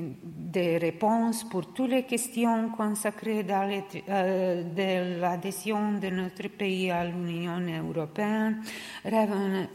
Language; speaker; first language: French; non-native, learner; Serbian